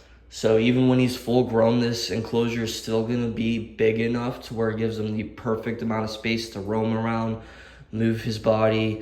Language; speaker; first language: English; native; English